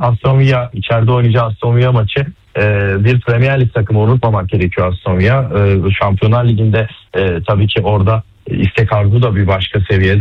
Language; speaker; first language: Turkish; native; Turkish